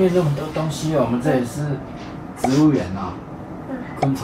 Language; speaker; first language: Chinese; native; Chinese